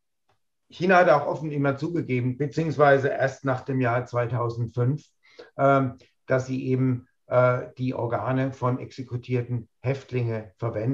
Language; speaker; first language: German; native; German